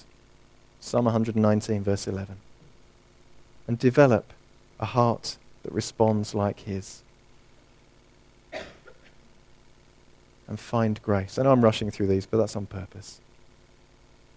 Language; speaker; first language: English; native; English